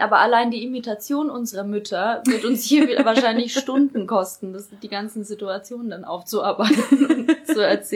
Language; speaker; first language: German; early bilingual, other home language; Polish